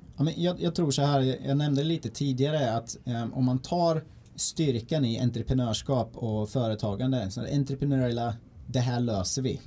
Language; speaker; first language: Swedish; native; Swedish